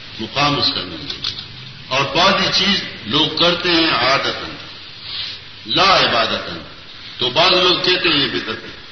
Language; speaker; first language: Urdu; non-native, local second language; Pashto